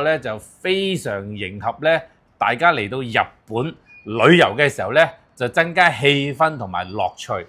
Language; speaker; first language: Cantonese; native; Cantonese